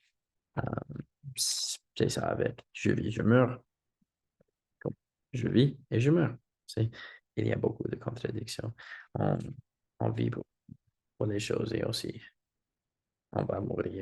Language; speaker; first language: French; non-native, learner; English